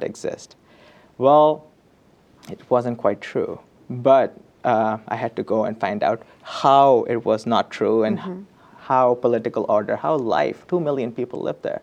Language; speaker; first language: English; non-native, local second language; Urdu